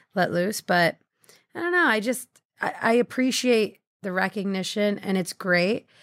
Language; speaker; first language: English; early bilingual, other home language; Hindi